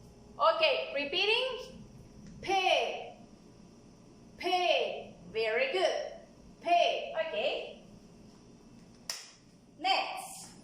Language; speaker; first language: English; non-native, fluent; Spanish